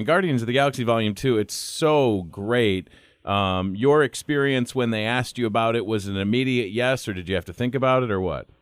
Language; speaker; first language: English; native; English